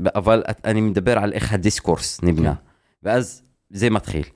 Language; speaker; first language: Hebrew; non-native, local second language; Arabic